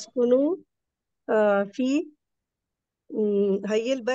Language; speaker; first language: Arabic; non-native, learner; Hindi